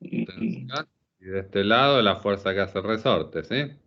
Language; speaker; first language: Spanish; native; Spanish